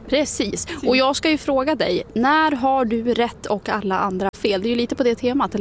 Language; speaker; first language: Swedish; native; Swedish